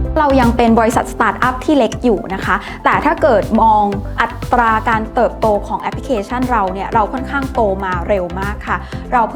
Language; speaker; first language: Thai; native; Thai